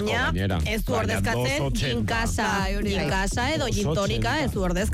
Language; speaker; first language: Basque; native; Basque